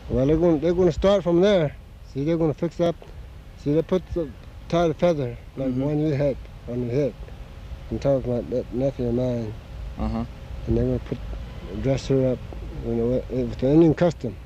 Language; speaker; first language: English; native; English